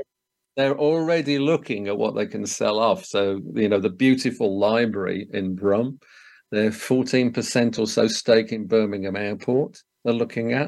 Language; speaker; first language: English; native; English